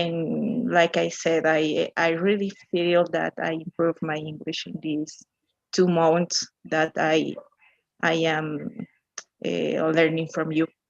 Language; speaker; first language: English; non-native, learner; Spanish